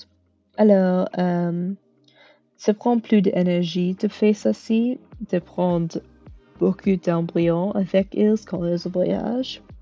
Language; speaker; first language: French; non-native, learner; English